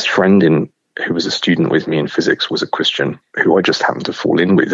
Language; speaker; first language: English; native; English